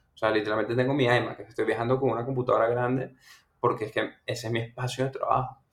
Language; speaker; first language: Spanish; native; Spanish